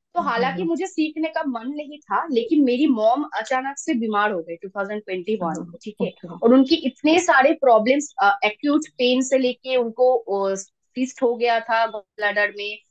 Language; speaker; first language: Hindi; non-native, local second language; Bangla